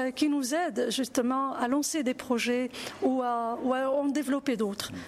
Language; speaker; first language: French; non-native, local second language; Arabic